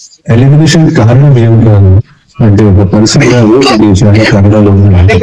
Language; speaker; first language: Telugu; non-native, fluent; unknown